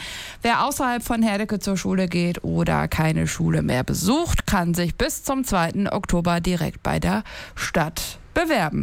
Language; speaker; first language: German; native; German